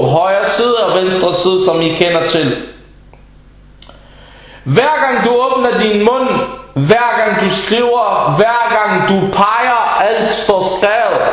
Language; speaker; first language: Danish; non-native, fluent; Arabic